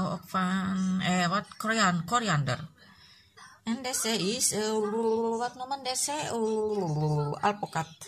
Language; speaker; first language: Dutch; non-native, learner; Indonesian